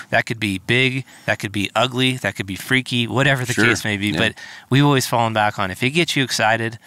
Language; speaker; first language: English; native; English